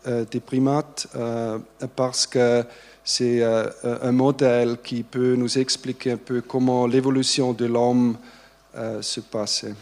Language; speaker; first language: French; non-native, fluent; German